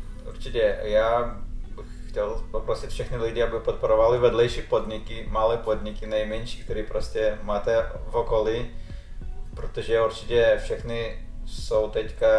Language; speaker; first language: Czech; non-native, fluent; Russian